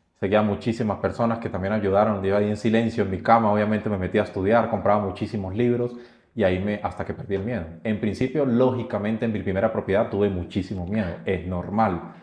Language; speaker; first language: Spanish; native; Spanish